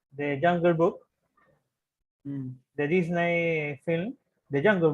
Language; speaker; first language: English; non-native, learner; Spanish